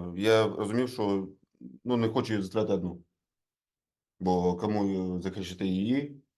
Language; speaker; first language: Ukrainian; non-native, local second language; Russian